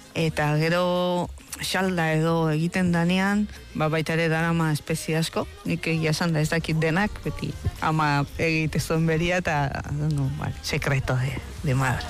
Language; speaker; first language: Basque; early bilingual, heritage; Spanish